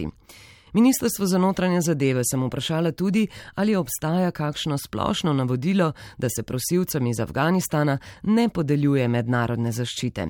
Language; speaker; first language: Slovenian; native; Slovenian